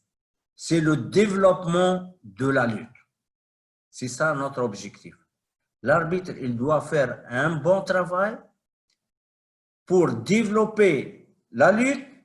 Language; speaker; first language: French; non-native, fluent; Arabic